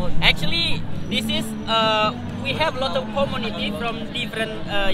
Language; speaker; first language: English; non-native, learner; Indonesian